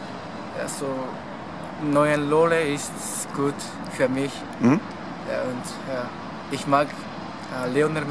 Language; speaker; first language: German; non-native, learner; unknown